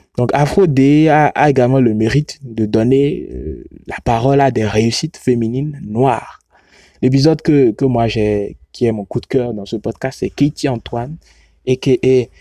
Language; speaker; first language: French; non-native, local second language; Yoruba